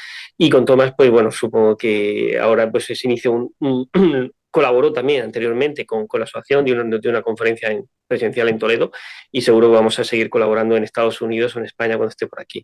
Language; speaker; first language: Spanish; native; Spanish